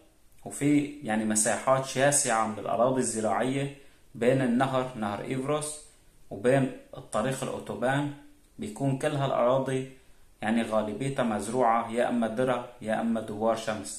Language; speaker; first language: Arabic; native; Arabic